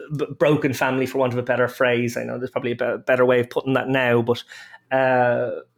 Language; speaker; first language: English; native; English